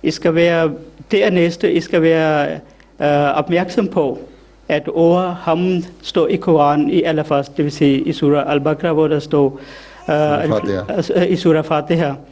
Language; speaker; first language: Danish; non-native, fluent; Urdu